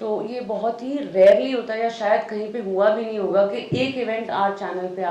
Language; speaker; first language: Hindi; native; Hindi